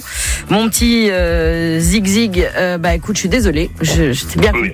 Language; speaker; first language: French; native; French